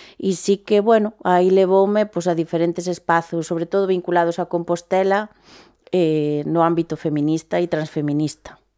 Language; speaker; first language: Galician; native; Galician